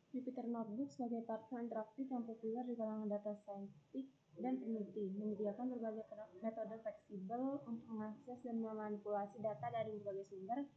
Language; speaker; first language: Indonesian; native; Indonesian